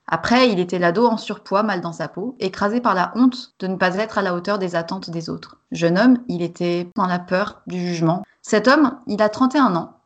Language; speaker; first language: French; native; French